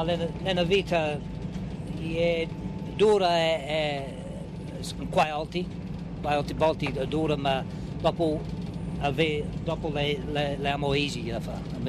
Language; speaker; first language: Italian; early bilingual, heritage; Italian